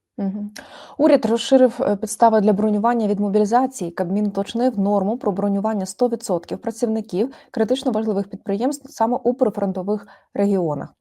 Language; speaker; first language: Ukrainian; native; Ukrainian